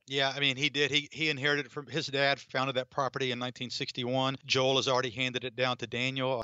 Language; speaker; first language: English; native; English